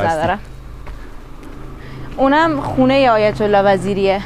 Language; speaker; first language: Persian; native; Persian